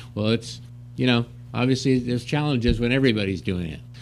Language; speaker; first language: English; native; English